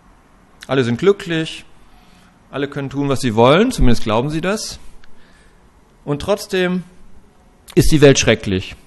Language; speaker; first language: German; native; German